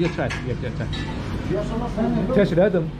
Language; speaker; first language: English; non-native, learner; Chinese